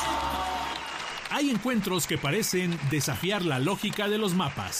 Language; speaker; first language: Spanish; native; Spanish